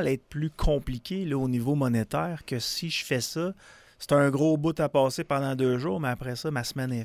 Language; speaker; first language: French; native; French